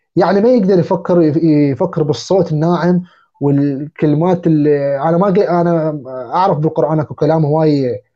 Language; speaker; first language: Arabic; native; Arabic